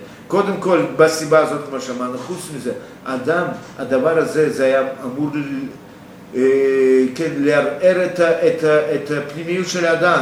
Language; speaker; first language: Hebrew; non-native, fluent; Russian